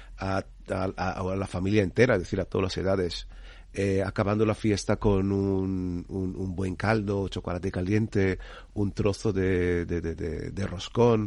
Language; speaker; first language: Spanish; non-native, fluent; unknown